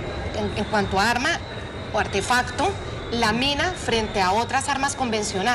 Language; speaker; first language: Spanish; native; Spanish